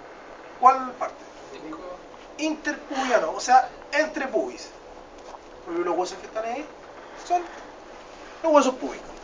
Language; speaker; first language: Spanish; native; Spanish